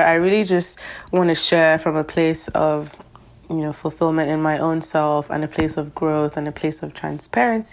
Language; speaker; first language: English; non-native, local second language; Yoruba